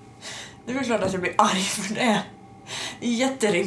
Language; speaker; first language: Swedish; native; Swedish